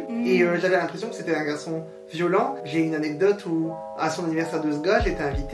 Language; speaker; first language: French; native; French